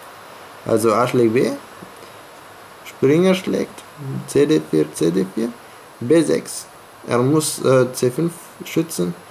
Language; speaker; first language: German; non-native, fluent; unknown